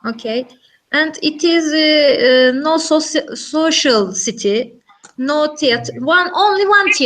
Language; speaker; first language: English; non-native, learner; Turkish